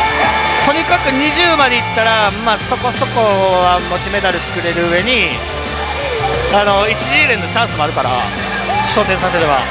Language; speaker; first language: Japanese; native; Japanese